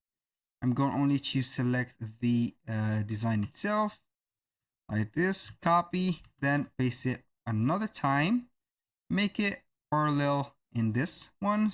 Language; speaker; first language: English; non-native, fluent; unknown